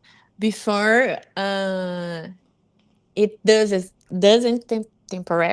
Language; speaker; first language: English; non-native, learner; Portuguese